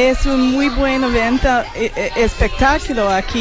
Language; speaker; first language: Spanish; non-native, learner; English